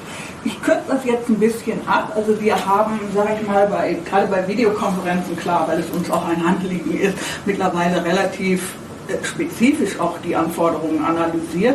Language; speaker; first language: German; native; German